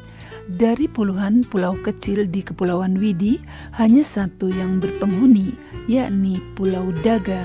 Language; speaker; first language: Indonesian; native; Indonesian